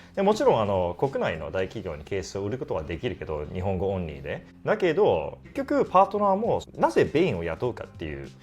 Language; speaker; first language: Japanese; non-native, fluent; Korean